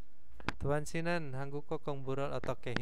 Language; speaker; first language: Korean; non-native, fluent; Indonesian